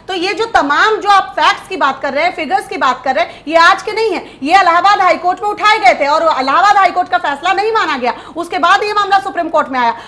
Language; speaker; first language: Hindi; native; Hindi